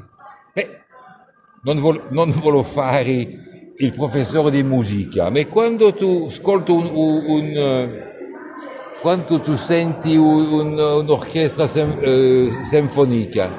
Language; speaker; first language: Italian; non-native, fluent; French